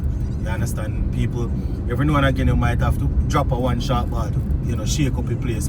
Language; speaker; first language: English; native; English